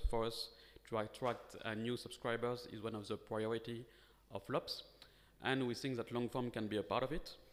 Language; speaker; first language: English; non-native, fluent; French